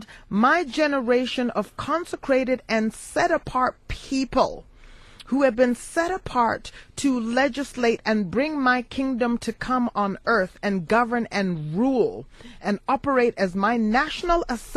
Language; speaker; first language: English; native; English